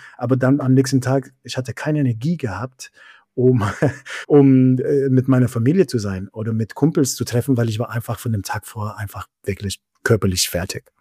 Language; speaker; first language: German; non-native, fluent; English